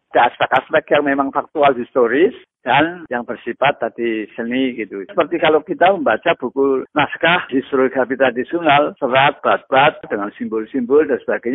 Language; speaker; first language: Indonesian; native; Indonesian